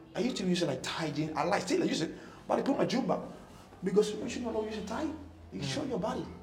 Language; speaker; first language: English; non-native, learner; Spanish